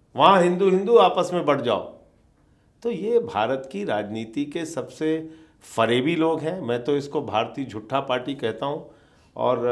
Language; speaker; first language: Hindi; native; Hindi